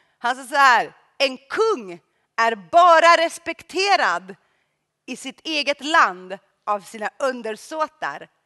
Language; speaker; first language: Swedish; early bilingual, other home language; Greek